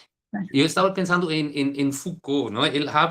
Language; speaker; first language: Spanish; non-native, fluent; Portuguese